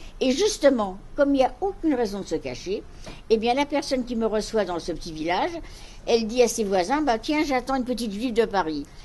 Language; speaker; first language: French; native; French